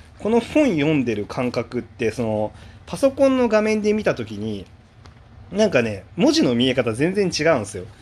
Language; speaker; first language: Japanese; native; Japanese